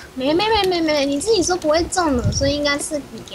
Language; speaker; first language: Chinese; native; Chinese